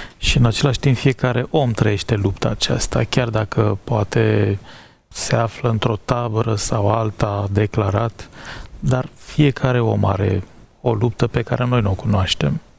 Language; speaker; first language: Romanian; native; Romanian